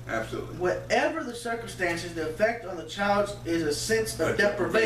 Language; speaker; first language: English; native; English